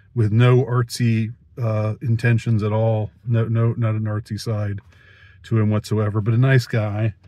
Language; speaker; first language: English; native; English